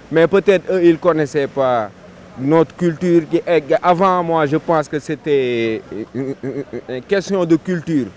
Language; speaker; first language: French; non-native, local second language; Wolof